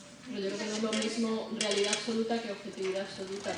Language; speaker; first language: Spanish; native; Spanish